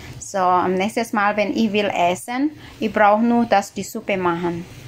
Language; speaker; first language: German; non-native, learner; Indonesian